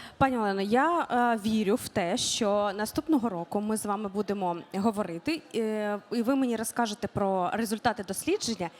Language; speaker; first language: Ukrainian; native; Ukrainian